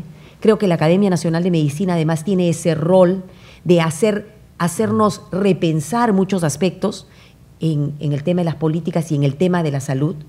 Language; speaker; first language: Spanish; native; Spanish